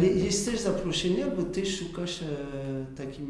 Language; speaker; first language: Polish; non-native, learner; French